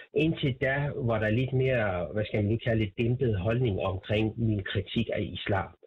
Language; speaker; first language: Danish; non-native, fluent; Persian